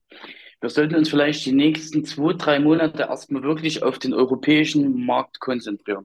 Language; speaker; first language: German; native; German